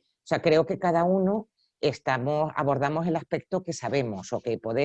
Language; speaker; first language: Spanish; native; Spanish